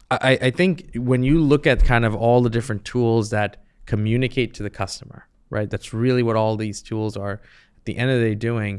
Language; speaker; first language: English; native; English